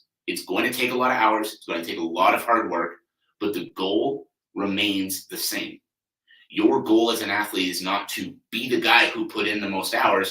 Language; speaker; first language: English; native; English